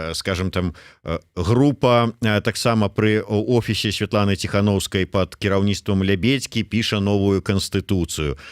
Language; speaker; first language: Belarusian; native; Belarusian